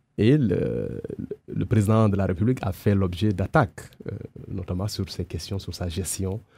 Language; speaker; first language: French; non-native, local second language; Wolof